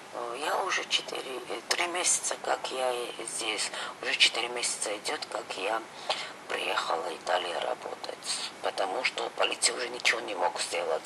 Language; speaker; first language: Russian; non-native, fluent; Georgian